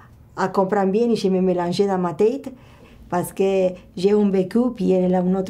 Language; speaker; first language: French; non-native, local second language; Spanish